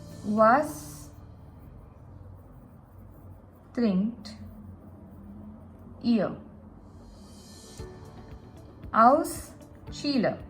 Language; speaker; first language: German; non-native, learner; Gujarati